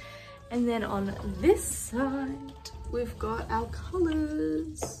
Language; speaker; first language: English; native; English